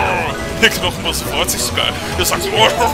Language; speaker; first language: German; native; German